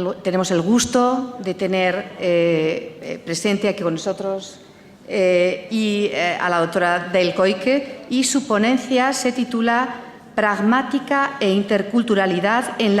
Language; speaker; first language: Spanish; native; Spanish